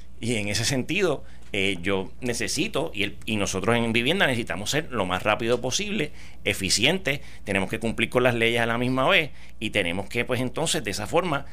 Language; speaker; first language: Spanish; native; Spanish